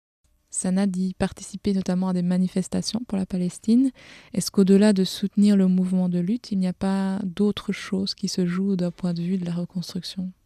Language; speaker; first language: French; native; French